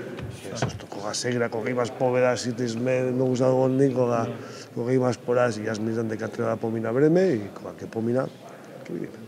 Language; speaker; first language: Macedonian; non-native, learner; Spanish